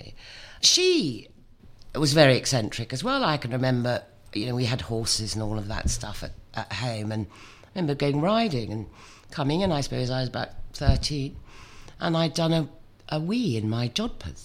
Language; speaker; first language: English; native; English